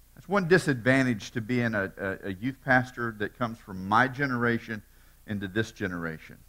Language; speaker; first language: English; native; English